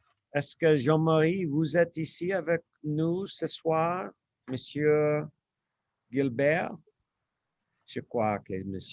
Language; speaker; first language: French; non-native, learner; English